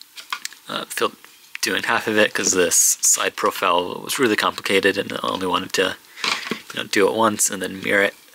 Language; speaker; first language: English; native; English